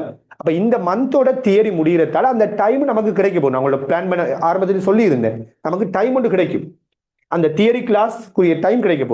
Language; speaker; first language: Tamil; native; Tamil